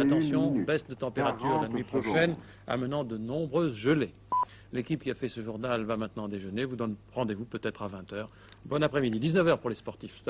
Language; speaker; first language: French; native; French